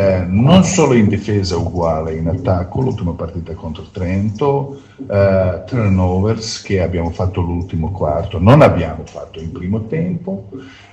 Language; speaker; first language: Italian; non-native, fluent; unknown